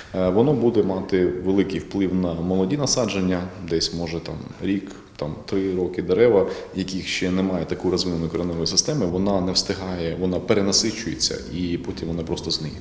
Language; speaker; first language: Ukrainian; native; Ukrainian